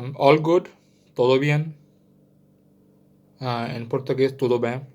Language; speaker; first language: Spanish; non-native, learner; Sindhi